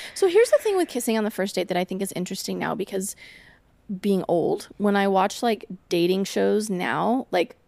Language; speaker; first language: English; native; English